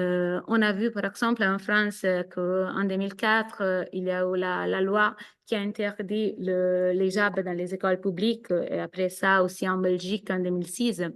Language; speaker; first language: French; non-native, fluent; Italian